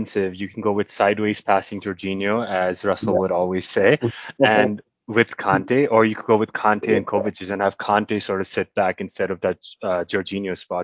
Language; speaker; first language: English; non-native, local second language; Hindi